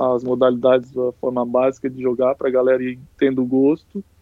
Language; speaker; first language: Portuguese; native; Portuguese